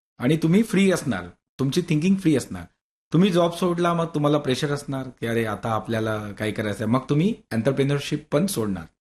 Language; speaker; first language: Marathi; non-native, local second language; Hindi